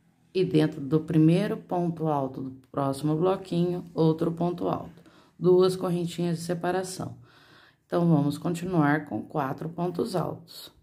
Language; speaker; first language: Portuguese; native; Portuguese